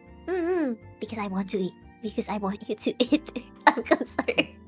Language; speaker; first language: English; non-native, fluent; Indonesian